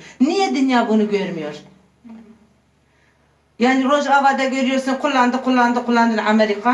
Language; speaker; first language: Turkish; non-native, local second language; Kurdish